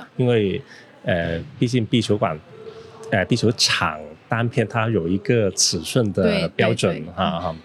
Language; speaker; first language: Chinese; native; Chinese